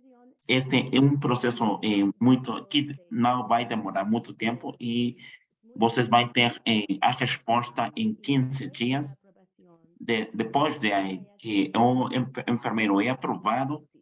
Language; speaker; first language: Portuguese; non-native, fluent; Spanish